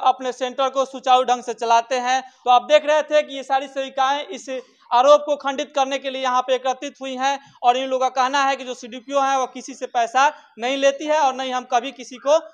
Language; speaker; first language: Hindi; native; Hindi